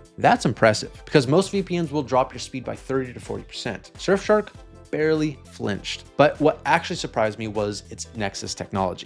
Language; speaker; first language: English; native; English